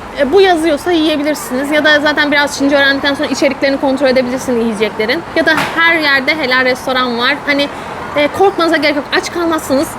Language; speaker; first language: Turkish; native; Turkish